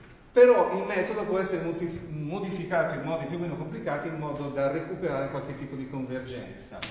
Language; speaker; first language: Italian; native; Italian